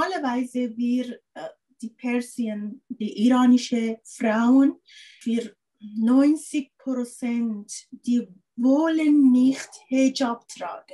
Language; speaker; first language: German; non-native, learner; Persian